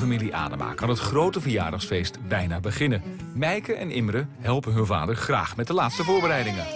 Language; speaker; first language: Dutch; native; Dutch